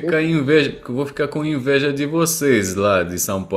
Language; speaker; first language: Portuguese; non-native, fluent; Arabic